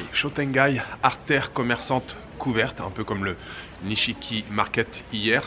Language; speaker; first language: French; native; French